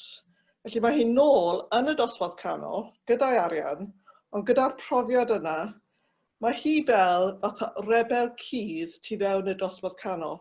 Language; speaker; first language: Welsh; native; Welsh